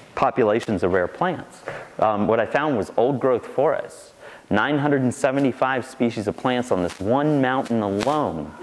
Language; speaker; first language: English; native; English